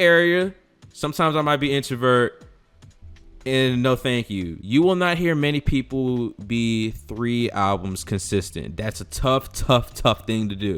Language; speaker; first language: English; native; English